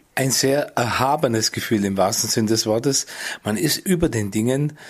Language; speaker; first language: German; native; German